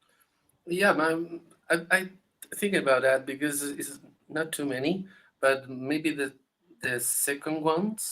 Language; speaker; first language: English; non-native, learner; Spanish